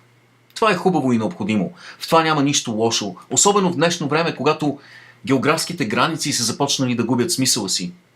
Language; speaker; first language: Bulgarian; native; Bulgarian